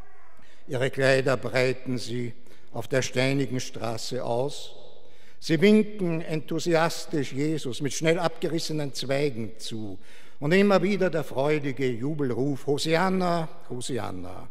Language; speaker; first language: German; native; German